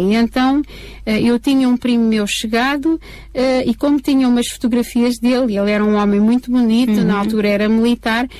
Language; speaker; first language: Portuguese; native; Portuguese